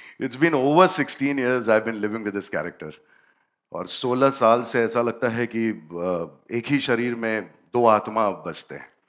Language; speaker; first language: Hindi; native; Hindi